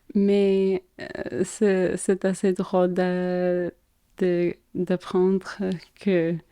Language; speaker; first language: French; non-native, learner; English